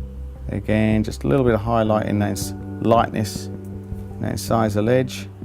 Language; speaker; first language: English; native; English